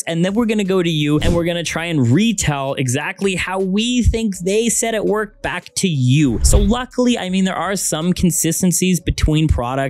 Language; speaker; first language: English; native; English